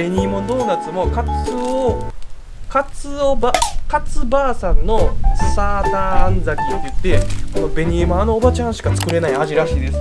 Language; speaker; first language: Japanese; native; Japanese